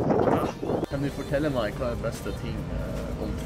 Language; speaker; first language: Norwegian; non-native, learner; English